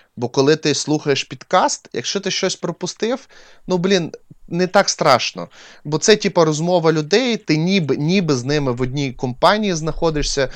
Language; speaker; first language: Ukrainian; non-native, local second language; Russian